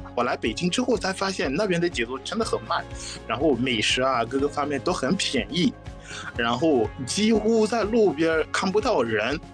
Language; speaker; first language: Chinese; non-native, fluent; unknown